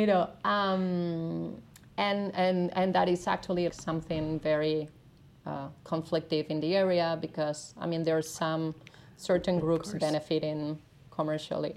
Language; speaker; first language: English; non-native, fluent; Spanish